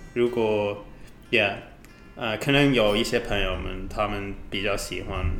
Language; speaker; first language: Chinese; non-native, learner; English